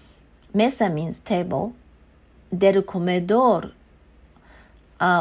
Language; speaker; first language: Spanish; non-native, learner; Japanese